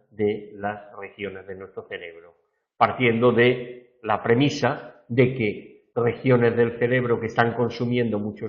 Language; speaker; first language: Spanish; native; Spanish